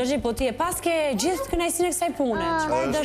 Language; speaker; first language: Albanian; native; Albanian